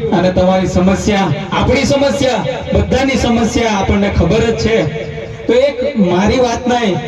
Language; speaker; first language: Gujarati; non-native, local second language; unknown